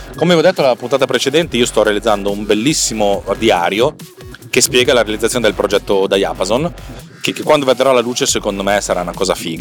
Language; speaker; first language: Italian; native; Italian